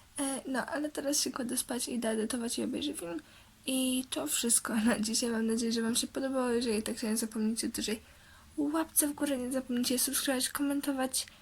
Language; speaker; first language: Polish; early bilingual, heritage; Polish